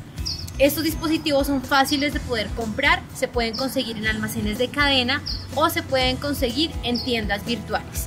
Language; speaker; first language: Spanish; native; Spanish